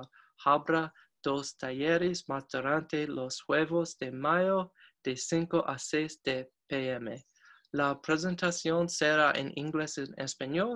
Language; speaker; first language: Spanish; non-native, learner; English